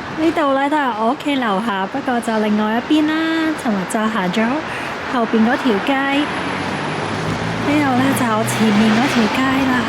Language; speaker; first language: Cantonese; early bilingual, heritage; Cantonese